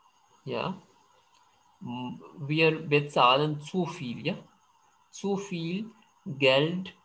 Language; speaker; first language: German; non-native, fluent; Urdu